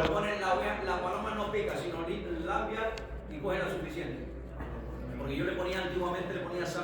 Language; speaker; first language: Spanish; native; Spanish